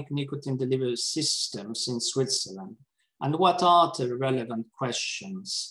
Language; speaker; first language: English; non-native, fluent; Italian